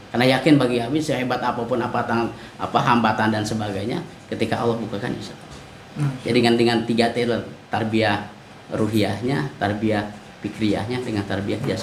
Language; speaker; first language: Indonesian; non-native, local second language; Sundanese